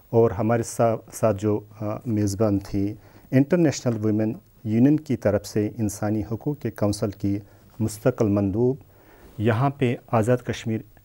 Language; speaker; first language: Urdu; non-native, local second language; Kashmiri